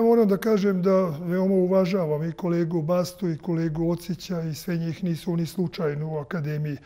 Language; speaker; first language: Serbian; native; Serbian